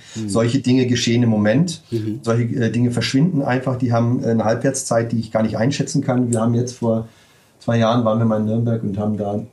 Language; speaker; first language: German; native; German